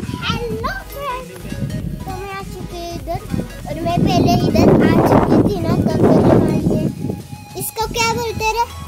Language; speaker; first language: Hindi; non-native, local second language; Marathi